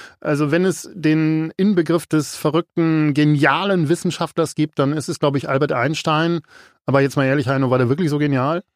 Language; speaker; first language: German; native; German